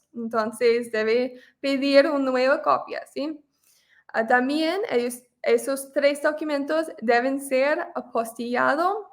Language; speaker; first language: Spanish; non-native, fluent; English